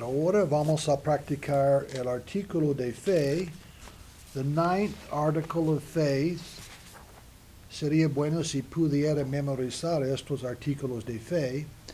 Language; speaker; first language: Spanish; non-native, learner; English